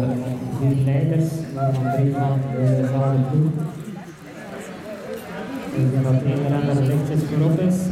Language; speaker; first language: Dutch; native; Dutch